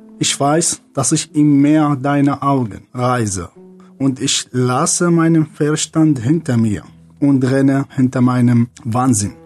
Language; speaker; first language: German; non-native, fluent; Arabic